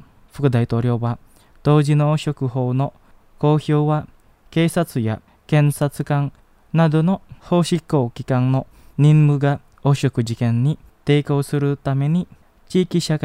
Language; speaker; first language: Japanese; non-native, fluent; Indonesian